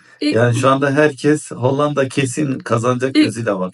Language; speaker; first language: Turkish; native; Turkish